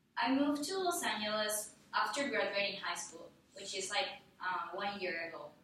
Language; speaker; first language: English; non-native, fluent; Spanish